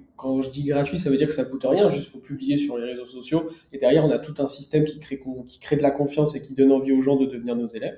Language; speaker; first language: French; native; French